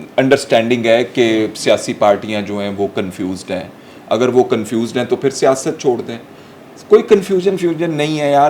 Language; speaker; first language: Urdu; non-native, local second language; Punjabi